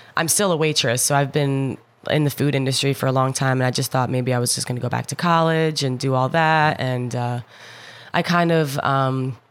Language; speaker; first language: English; native; English